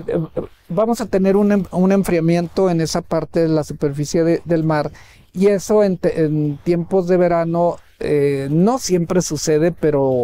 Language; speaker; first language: Spanish; native; Spanish